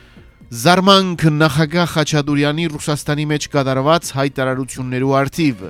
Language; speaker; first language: Armenian; early bilingual, heritage; Armenian